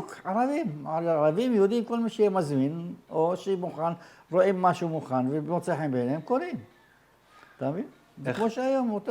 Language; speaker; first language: Hebrew; early bilingual, other home language; Arabic